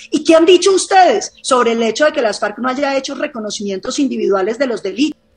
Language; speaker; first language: Spanish; native; Spanish